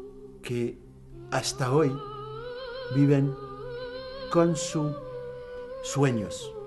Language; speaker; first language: Spanish; non-native, fluent; Arabic